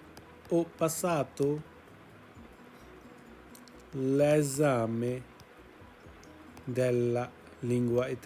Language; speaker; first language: Italian; non-native, fluent; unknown